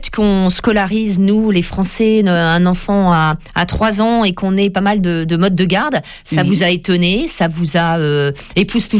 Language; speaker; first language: French; native; French